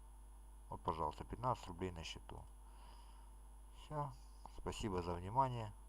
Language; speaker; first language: Russian; native; Russian